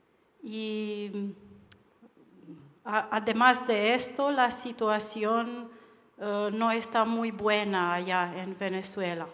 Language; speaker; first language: Spanish; non-native, learner; Romanian